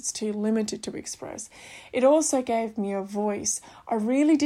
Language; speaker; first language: English; native; English